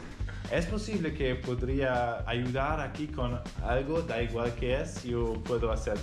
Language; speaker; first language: Spanish; non-native, learner; German